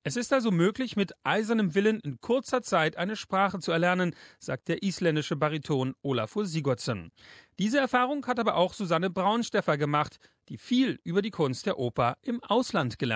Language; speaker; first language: German; native; German